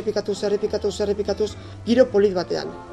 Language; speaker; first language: Basque; native; Basque